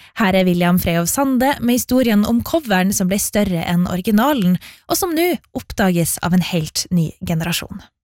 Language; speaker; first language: Norwegian; native; Norwegian